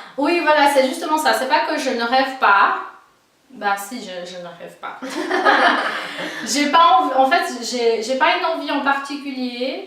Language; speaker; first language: French; non-native, fluent; Portuguese